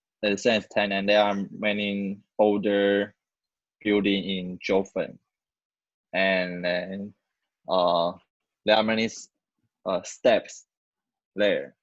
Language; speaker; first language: English; non-native, learner; Chinese